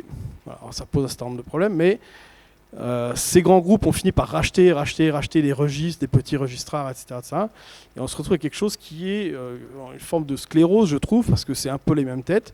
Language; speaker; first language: French; native; French